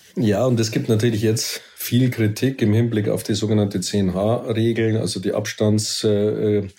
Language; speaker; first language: German; native; German